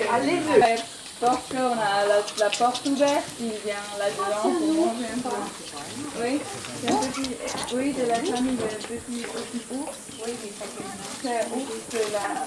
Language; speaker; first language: French; non-native, learner; Spanish